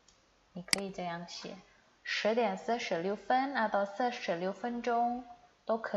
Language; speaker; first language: Chinese; non-native, fluent; Indonesian